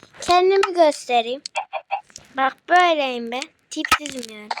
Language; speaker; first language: Turkish; native; Turkish